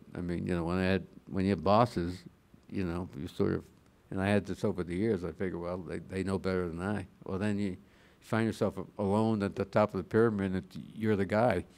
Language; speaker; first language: English; native; English